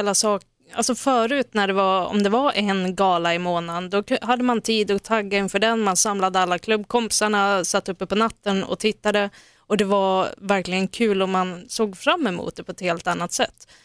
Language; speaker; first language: Swedish; native; Swedish